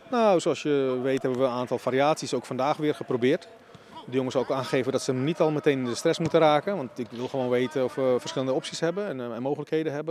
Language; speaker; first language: Dutch; native; Dutch